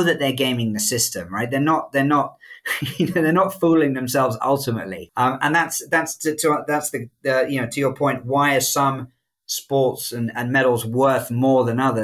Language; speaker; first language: English; native; English